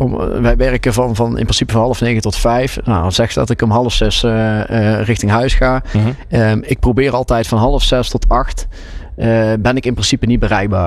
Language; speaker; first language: Dutch; native; Dutch